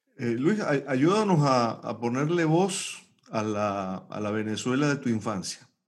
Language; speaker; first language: Spanish; native; Spanish